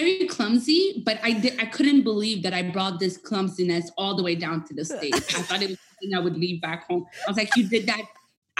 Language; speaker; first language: English; non-native, fluent; French